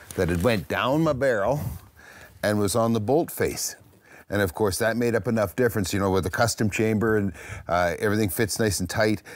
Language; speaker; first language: English; native; English